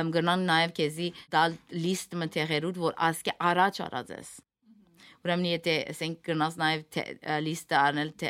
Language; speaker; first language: Armenian; early bilingual, heritage; Armenian